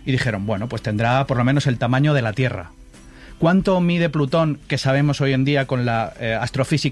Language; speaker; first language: Spanish; native; Spanish